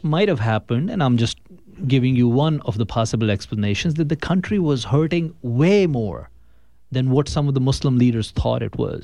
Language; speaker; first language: English; non-native, local second language; Urdu